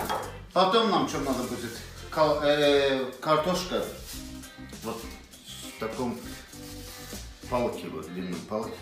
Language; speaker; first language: Russian; non-native, local second language; Azerbaijani